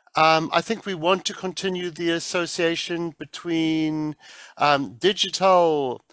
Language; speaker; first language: English; native; English